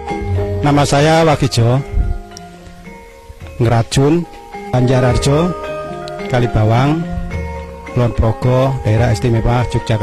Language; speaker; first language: Indonesian; non-native, local second language; Javanese